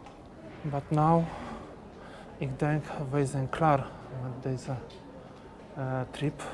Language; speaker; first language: Dutch; non-native, learner; Polish